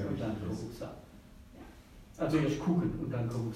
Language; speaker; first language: German; native; German